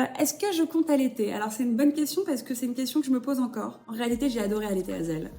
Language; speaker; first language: French; native; French